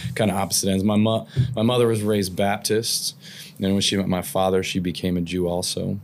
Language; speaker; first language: English; native; English